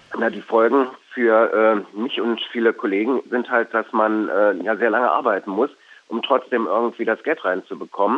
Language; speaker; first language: German; native; German